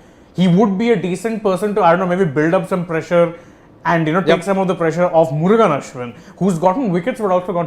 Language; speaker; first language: English; non-native, local second language; Hindi